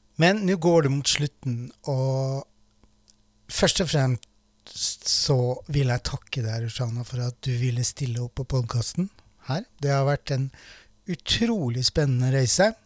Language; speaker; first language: Norwegian; native; Norwegian